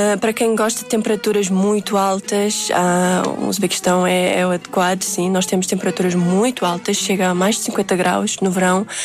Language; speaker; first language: Portuguese; early bilingual, other home language; Uzbek